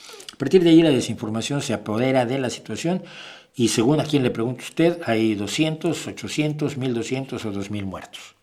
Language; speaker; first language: Spanish; native; Spanish